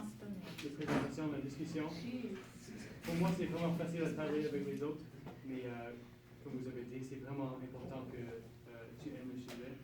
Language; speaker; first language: French; non-native, local second language; English